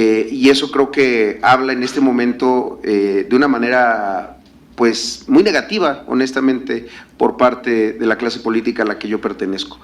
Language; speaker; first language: Spanish; native; Spanish